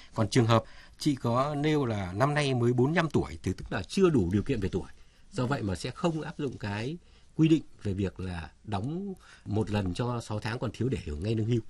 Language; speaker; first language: Vietnamese; native; Vietnamese